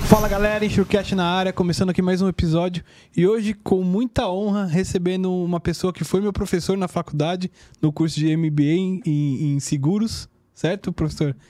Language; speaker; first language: Portuguese; native; Portuguese